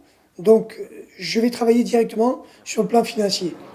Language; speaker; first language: French; native; French